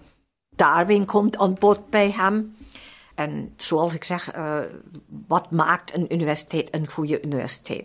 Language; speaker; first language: Dutch; non-native, fluent; German